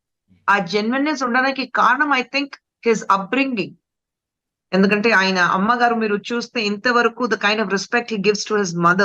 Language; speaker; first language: Telugu; non-native, fluent; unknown